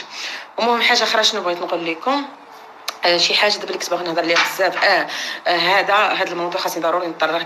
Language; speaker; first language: Arabic; native; Arabic